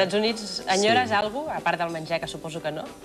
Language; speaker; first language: Catalan; native; Catalan